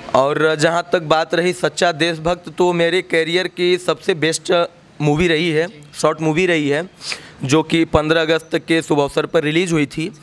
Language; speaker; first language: Hindi; native; Hindi